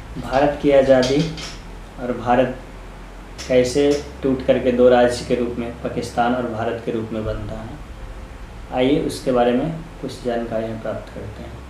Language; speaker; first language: Hindi; native; Hindi